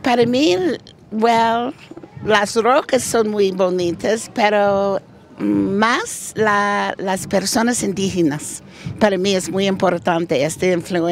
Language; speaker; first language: Spanish; non-native, learner; English